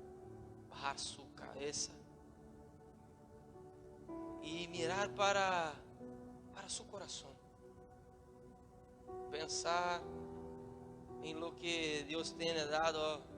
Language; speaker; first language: Spanish; non-native, learner; Portuguese